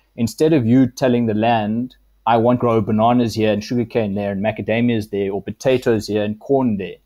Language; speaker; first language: English; native; English